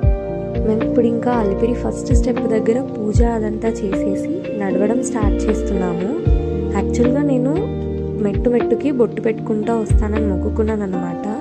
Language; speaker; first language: Telugu; native; Telugu